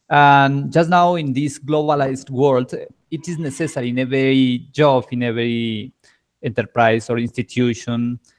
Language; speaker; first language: English; non-native, learner; Spanish